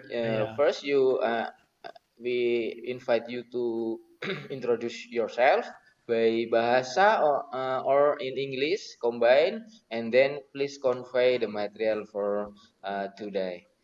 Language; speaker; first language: English; non-native, learner; Indonesian